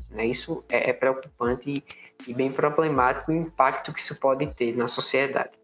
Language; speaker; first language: Portuguese; native; Portuguese